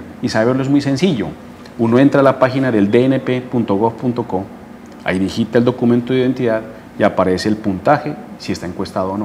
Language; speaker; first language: Spanish; native; Spanish